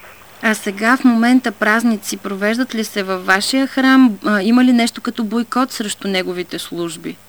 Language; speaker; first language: Bulgarian; native; Bulgarian